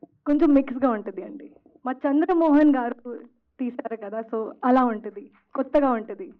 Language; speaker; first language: Telugu; non-native, fluent; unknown